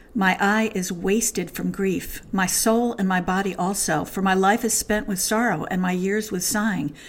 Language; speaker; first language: English; native; English